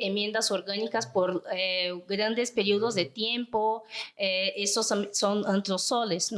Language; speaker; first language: Spanish; non-native, fluent; Portuguese